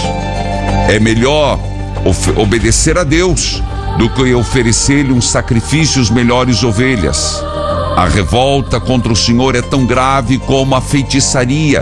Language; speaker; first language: Portuguese; native; Portuguese